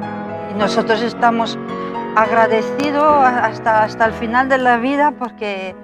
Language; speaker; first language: Spanish; non-native, fluent; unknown